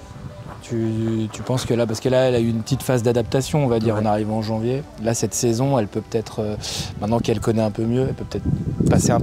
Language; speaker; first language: French; native; French